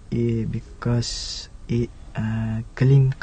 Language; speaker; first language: English; non-native, learner; Malay